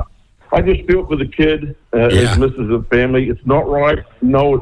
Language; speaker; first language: English; native; English